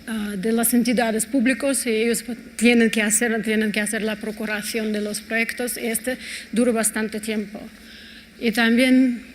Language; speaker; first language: Spanish; non-native, fluent; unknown